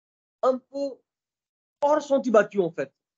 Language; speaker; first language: French; non-native, fluent; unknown